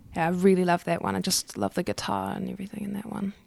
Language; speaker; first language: English; native; English